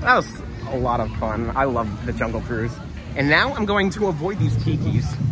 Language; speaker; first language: English; native; English